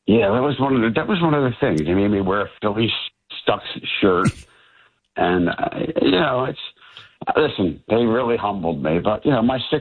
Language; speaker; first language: English; native; English